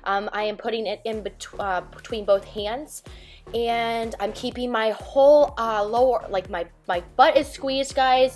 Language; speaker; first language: English; native; English